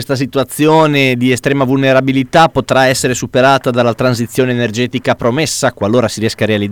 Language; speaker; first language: Italian; native; Italian